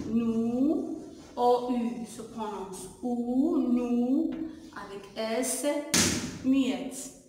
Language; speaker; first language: French; non-native, local second language; Arabic